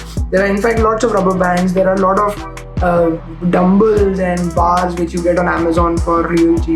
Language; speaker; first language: English; non-native, local second language; Hindi